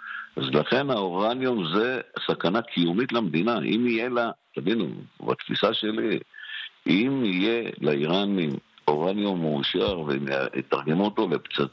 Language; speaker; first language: Hebrew; native; Hebrew